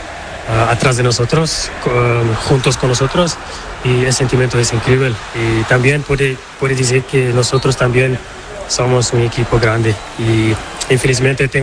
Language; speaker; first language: Spanish; non-native, learner; Portuguese